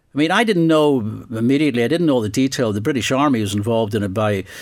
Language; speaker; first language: English; native; English